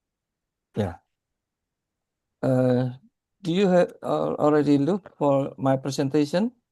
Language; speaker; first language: English; non-native, learner; Indonesian